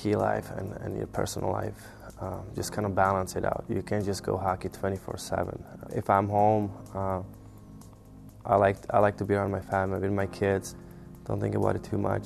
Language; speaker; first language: English; non-native, fluent; Czech